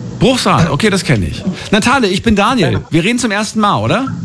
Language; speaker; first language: German; native; German